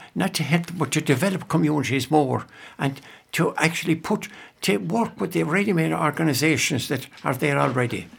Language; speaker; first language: English; native; English